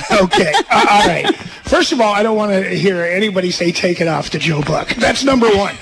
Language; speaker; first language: English; native; English